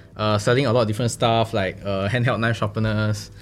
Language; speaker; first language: English; non-native, local second language; Chinese